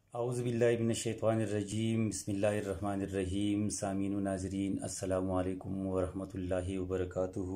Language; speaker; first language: Urdu; non-native, local second language; Pashto